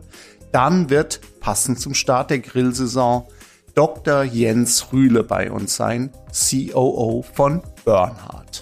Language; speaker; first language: German; native; German